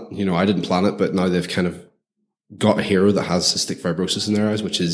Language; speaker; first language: English; native; English